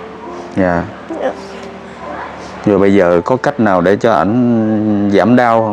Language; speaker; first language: Vietnamese; native; Vietnamese